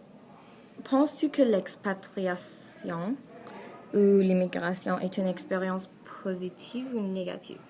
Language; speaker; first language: French; non-native, learner; Persian